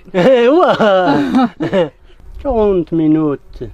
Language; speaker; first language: French; non-native, learner; Berber languages